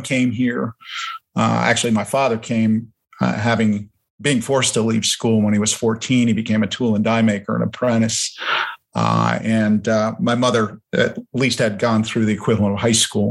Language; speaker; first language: English; early bilingual, other home language; German